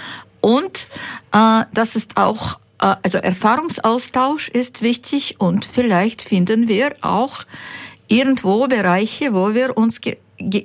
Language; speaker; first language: German; non-native, fluent; Ukrainian